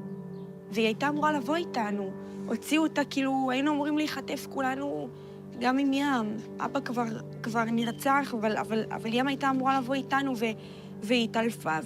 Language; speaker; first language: Hebrew; native; Hebrew